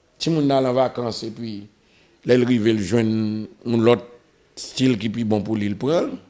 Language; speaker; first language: French; non-native, local second language; Haitian Creole